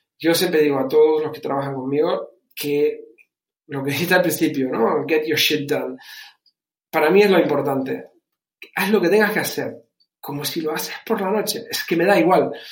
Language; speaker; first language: Spanish; early bilingual, other home language; German